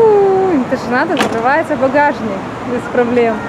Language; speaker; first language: Russian; native; Russian